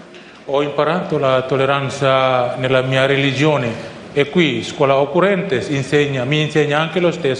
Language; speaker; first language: Italian; non-native, fluent; Indonesian